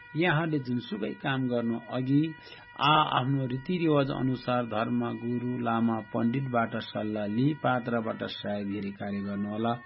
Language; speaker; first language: Nepali; non-native, local second language; Eastern Tamang